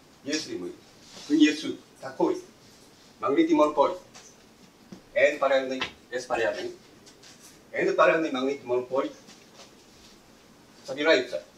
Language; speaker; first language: Russian; non-native, learner; Japanese